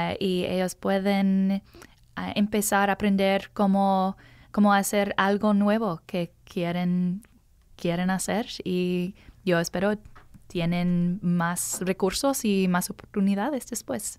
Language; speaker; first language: Spanish; non-native, learner; English